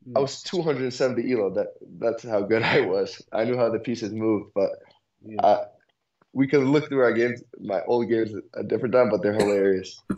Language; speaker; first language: English; native; English